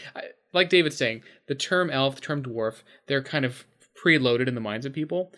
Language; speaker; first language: English; native; English